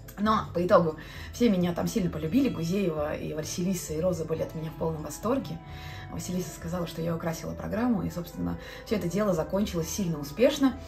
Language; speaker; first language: Russian; non-native, local second language; Latvian